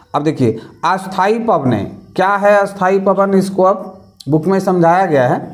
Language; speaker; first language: Hindi; native; Hindi